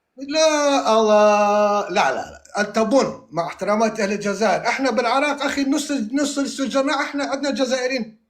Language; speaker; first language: Arabic; non-native, local second language; Kurdish